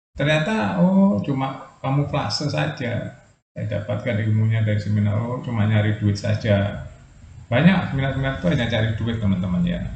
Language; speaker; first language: Indonesian; non-native, local second language; Javanese